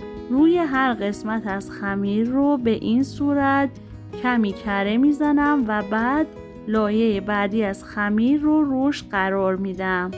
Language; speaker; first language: Persian; native; Persian